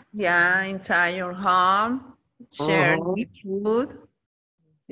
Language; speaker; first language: English; non-native, learner; Spanish